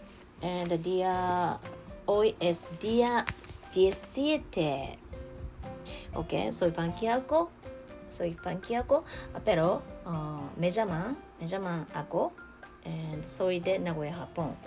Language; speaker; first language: Spanish; non-native, learner; Japanese